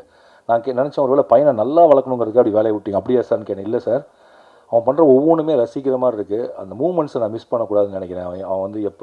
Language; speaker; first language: Tamil; native; Tamil